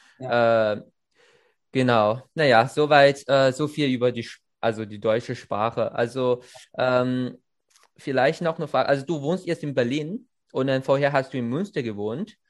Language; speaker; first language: German; non-native, fluent; Chinese